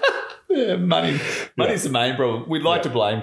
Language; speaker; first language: English; native; English